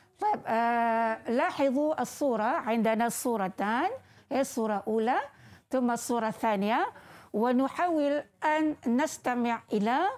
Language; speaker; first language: Arabic; non-native, fluent; Malay